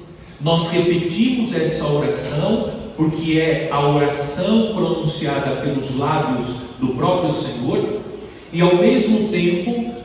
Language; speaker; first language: Portuguese; native; Portuguese